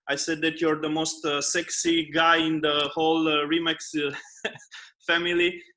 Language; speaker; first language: English; non-native, fluent; Romanian